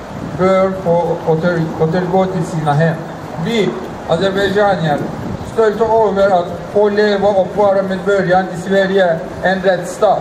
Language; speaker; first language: Swedish; non-native, fluent; Azerbaijani